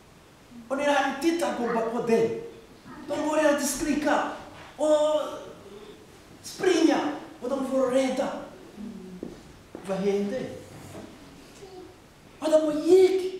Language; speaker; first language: Swedish; non-native, fluent; Rundi